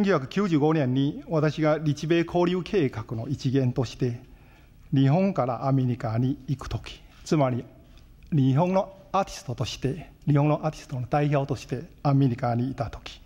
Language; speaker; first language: Japanese; non-native, fluent; Chinese